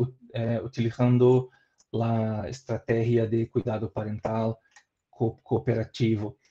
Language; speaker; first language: Spanish; non-native, learner; Portuguese